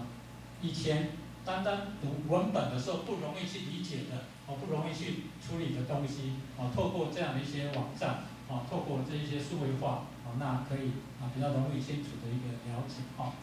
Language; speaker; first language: Chinese; native; Chinese